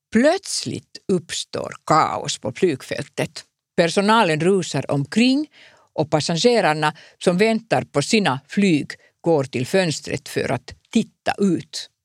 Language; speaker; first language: Swedish; non-native, local second language; Finnish